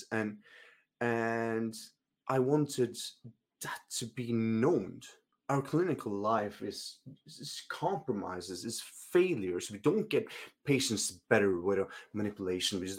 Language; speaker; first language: English; non-native, fluent; Norwegian